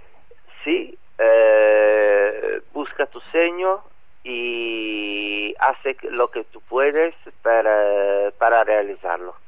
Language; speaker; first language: Spanish; non-native, learner; Italian